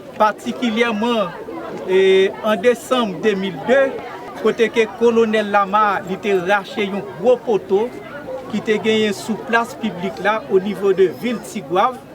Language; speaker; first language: Haitian Creole; native; Haitian Creole